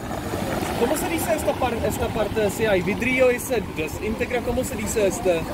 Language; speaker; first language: Spanish; non-native, learner; Czech